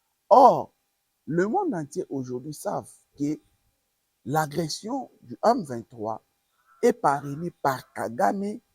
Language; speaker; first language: French; non-native, local second language; Lingala